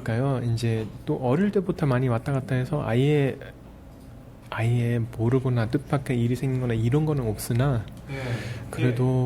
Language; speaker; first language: Korean; early bilingual, heritage; Korean